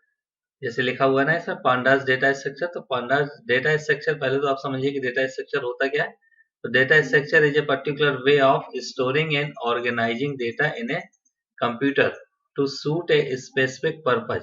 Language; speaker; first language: Hindi; native; Hindi